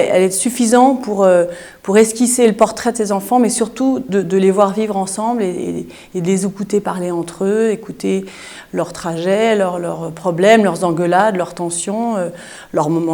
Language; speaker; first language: French; native; French